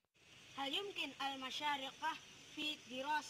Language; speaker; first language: Arabic; non-native, learner; Indonesian